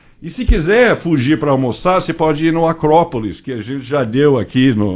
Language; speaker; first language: Portuguese; non-native, fluent; English